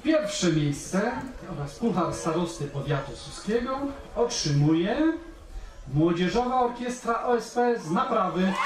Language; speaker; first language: Polish; native; Polish